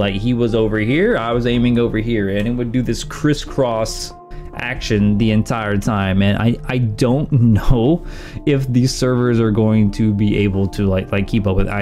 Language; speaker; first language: English; native; English